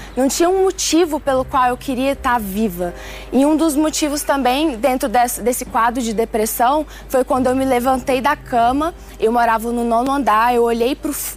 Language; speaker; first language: Portuguese; early bilingual, other home language; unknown